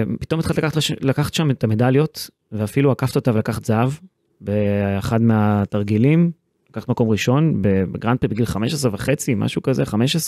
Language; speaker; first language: Hebrew; native; Hebrew